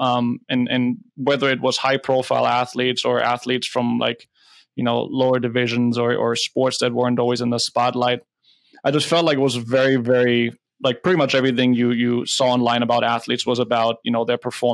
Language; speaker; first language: English; non-native, fluent; German